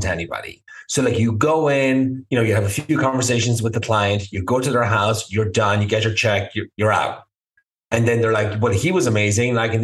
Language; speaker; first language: English; native; English